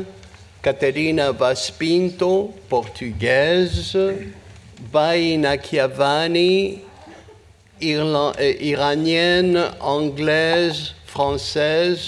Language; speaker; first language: French; non-native, fluent; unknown